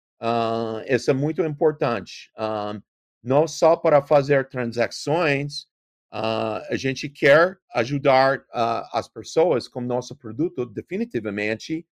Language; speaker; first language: Portuguese; non-native, learner; English